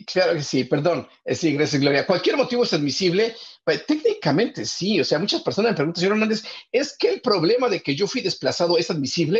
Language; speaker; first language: Spanish; native; Spanish